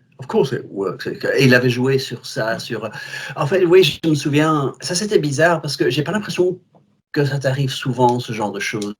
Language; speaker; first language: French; native; French